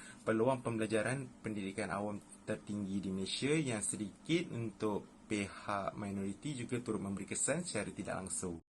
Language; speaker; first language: Malay; native; Malay